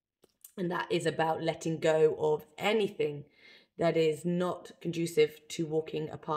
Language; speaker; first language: English; native; English